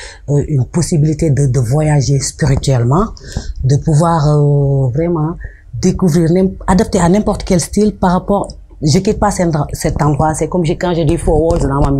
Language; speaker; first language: French; non-native, local second language; Wolof